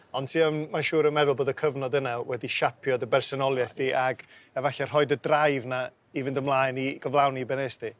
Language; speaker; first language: Welsh; native; Welsh